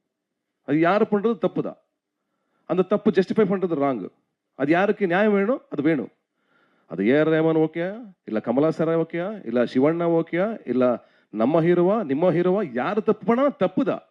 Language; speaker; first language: Tamil; non-native, learner; Kannada